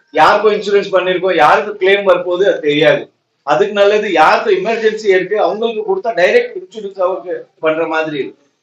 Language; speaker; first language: Tamil; non-native, local second language; Marwari